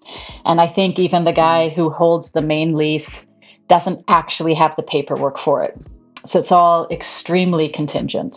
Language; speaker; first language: English; native; English